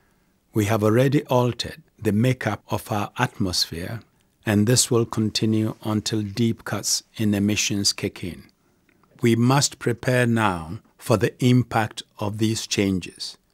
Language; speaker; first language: English; non-native, local second language; Akan